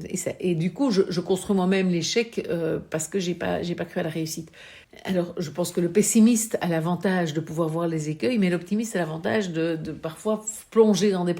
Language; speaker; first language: French; native; French